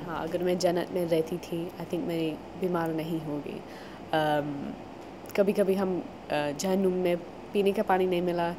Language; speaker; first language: Hindi; non-native, learner; English